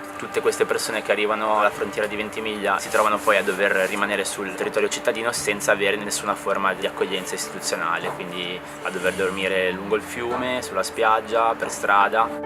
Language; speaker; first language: Italian; native; Italian